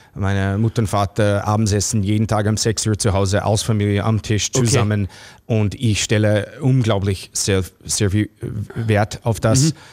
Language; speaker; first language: German; non-native, fluent; English